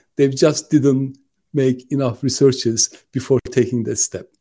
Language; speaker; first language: English; non-native, fluent; Turkish